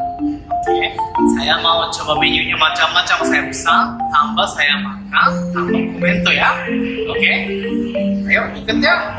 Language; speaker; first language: Indonesian; non-native, learner; Japanese